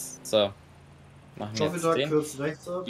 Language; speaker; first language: German; native; German